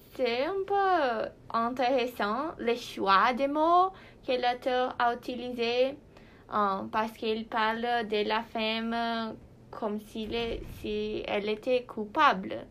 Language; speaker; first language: French; non-native, learner; Portuguese